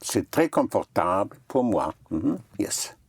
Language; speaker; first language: French; non-native, fluent; English